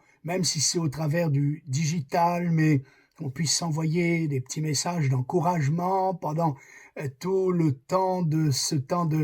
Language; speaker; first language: French; native; French